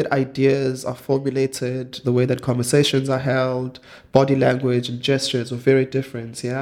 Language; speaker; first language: English; non-native, local second language; Zulu